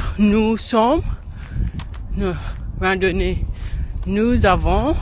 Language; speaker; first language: French; non-native, learner; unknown